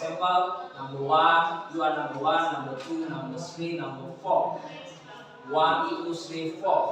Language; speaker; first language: English; non-native, learner; Indonesian